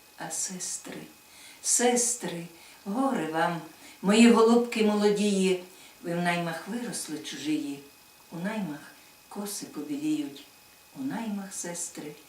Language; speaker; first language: Ukrainian; native; Ukrainian